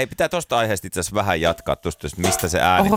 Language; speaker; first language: Finnish; native; Finnish